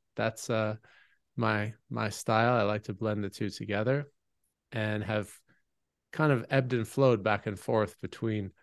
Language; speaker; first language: English; native; English